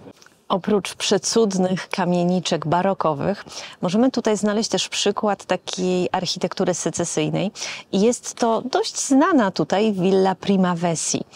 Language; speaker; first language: Polish; native; Polish